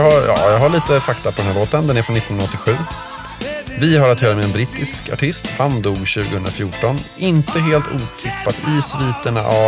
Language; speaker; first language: Swedish; native; Swedish